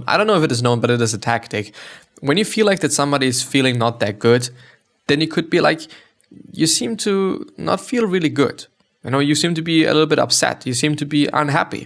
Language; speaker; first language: English; non-native, fluent; German